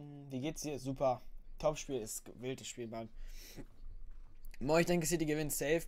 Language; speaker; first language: German; native; German